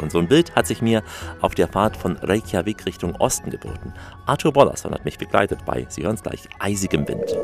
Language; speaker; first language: German; native; German